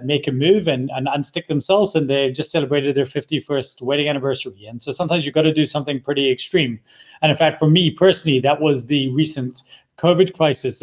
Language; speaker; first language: English; native; English